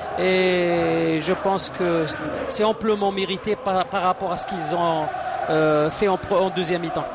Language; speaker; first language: French; non-native, local second language; Arabic